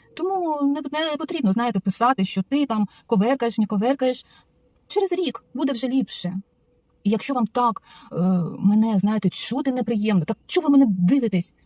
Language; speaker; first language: Ukrainian; non-native, local second language; Russian